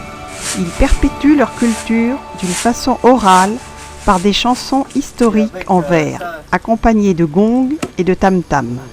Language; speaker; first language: French; native; French